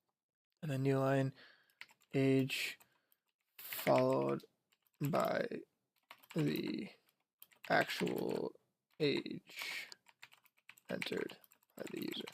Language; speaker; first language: English; native; English